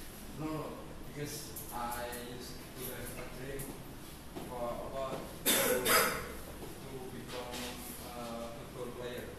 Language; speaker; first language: English; non-native, learner; Indonesian